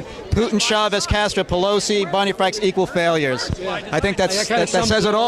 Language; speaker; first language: English; native; English